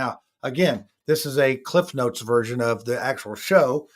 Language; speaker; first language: English; native; English